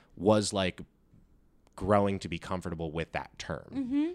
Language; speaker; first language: English; native; English